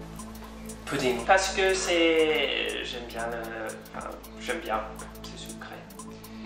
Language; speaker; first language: French; non-native, fluent; English